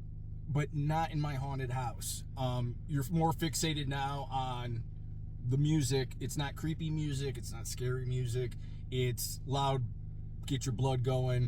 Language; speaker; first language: English; native; English